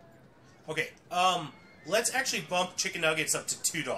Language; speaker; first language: English; native; English